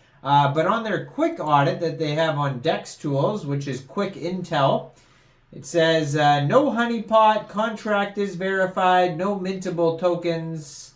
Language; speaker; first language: English; native; English